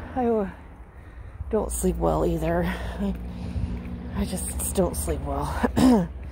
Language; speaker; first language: English; native; English